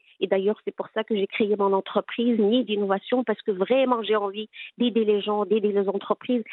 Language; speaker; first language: French; non-native, local second language; Arabic